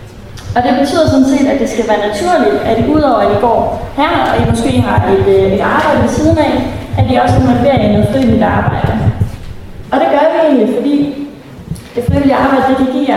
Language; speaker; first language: Danish; native; Danish